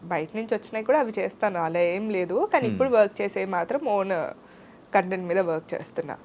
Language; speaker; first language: Telugu; native; Telugu